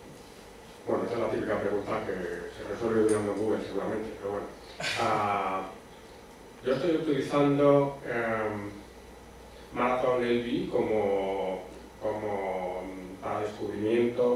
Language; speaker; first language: Spanish; native; Spanish